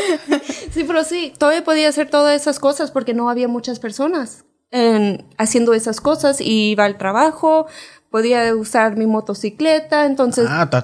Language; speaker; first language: Spanish; early bilingual, heritage; Spanish